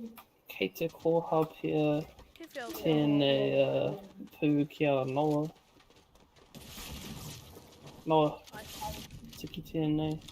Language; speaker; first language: Māori; non-native, local second language; English